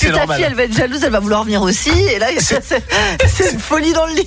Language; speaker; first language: French; native; French